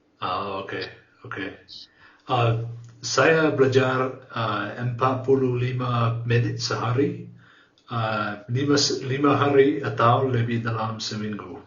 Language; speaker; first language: Indonesian; non-native, learner; English